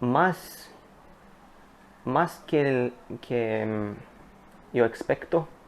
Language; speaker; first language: Spanish; non-native, learner; Hebrew